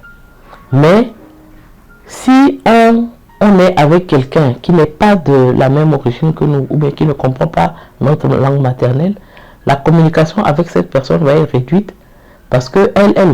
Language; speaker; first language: French; native; French